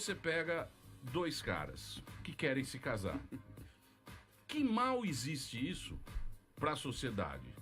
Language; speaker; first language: Portuguese; native; Portuguese